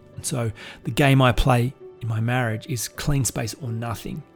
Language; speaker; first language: English; native; English